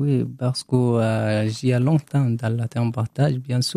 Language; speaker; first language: French; non-native, learner; Arabic